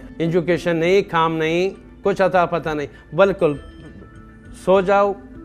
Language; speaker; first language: Hindi; non-native, fluent; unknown